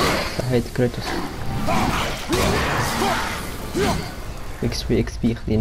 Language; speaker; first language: Arabic; native; Arabic